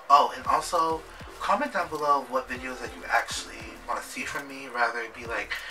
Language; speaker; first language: English; native; English